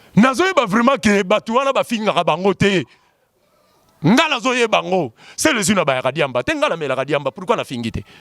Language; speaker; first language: Lingala; non-native, local second language; Kongo